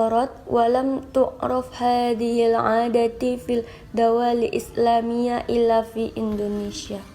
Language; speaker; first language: Arabic; non-native, learner; Indonesian